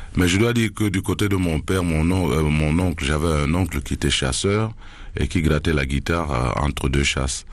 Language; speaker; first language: French; non-native, local second language; Duala